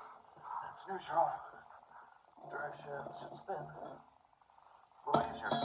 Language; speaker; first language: English; native; English